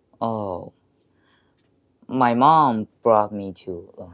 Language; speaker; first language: English; non-native, learner; Chinese